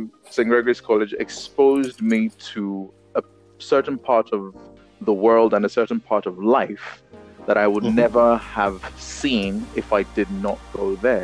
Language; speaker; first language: English; non-native, local second language; Yoruba